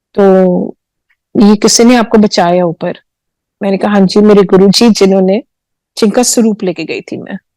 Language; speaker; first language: Hindi; early bilingual, heritage; Hindi